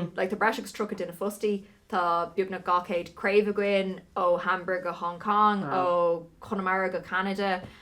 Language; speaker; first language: Irish; non-native, local second language; English